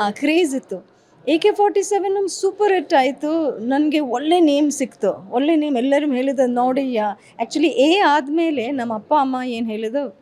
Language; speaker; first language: Kannada; early bilingual, heritage; English